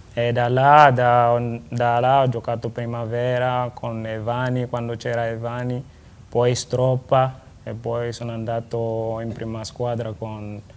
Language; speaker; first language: Italian; non-native, learner; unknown